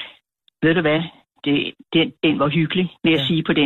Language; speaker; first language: Danish; native; Danish